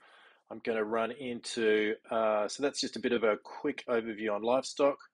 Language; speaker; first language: English; native; English